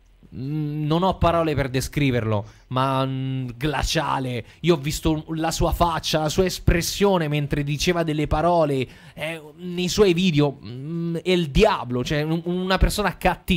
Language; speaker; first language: Italian; native; Italian